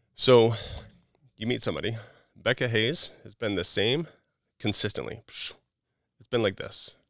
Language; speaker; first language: English; native; English